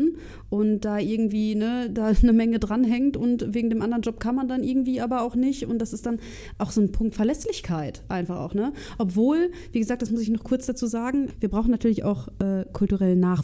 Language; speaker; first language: German; native; German